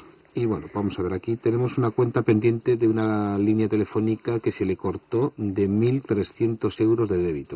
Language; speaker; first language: Spanish; native; Spanish